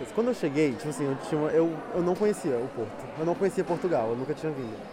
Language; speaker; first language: Portuguese; native; Portuguese